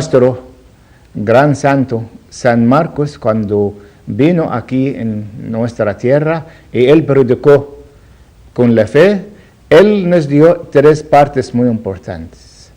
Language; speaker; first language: Spanish; non-native, learner; Arabic